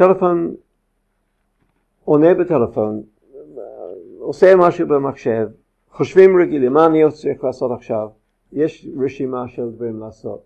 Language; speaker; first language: Hebrew; non-native, fluent; English